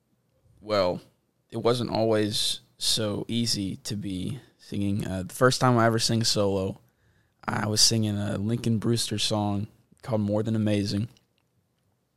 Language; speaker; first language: English; native; English